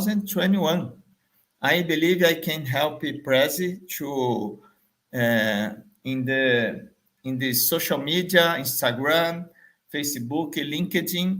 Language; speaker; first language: English; non-native, fluent; Portuguese